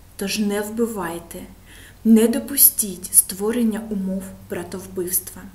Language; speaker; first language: Ukrainian; non-native, local second language; Russian